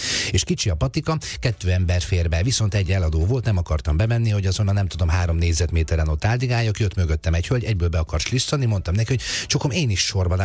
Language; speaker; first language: Hungarian; native; Hungarian